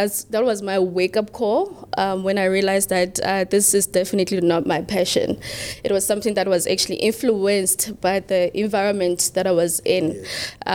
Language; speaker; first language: English; non-native, local second language; Southern Sotho